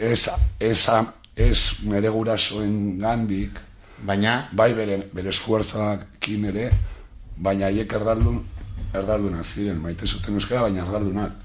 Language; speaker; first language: Basque; non-native, local second language; Spanish